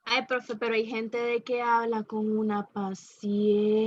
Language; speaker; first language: Spanish; native; Spanish